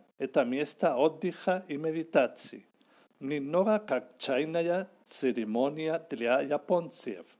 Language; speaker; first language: Russian; non-native, learner; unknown